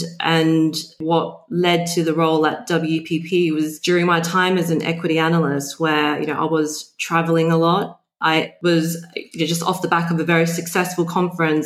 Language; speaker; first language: English; native; English